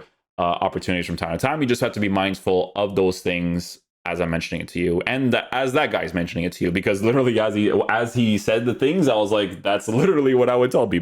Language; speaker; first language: English; native; English